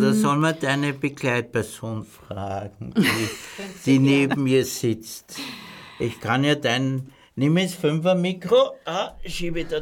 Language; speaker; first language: German; native; German